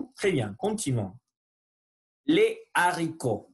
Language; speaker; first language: French; non-native, learner; Spanish